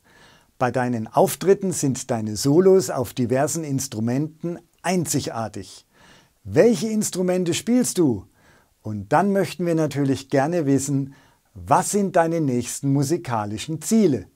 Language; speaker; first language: German; native; German